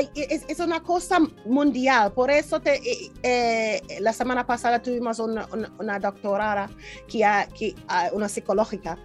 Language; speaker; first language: Spanish; non-native, learner; English